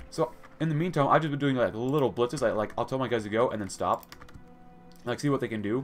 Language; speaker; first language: English; native; English